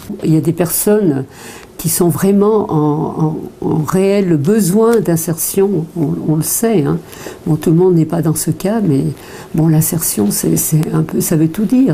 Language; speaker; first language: French; native; French